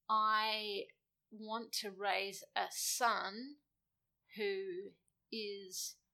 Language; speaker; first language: English; native; English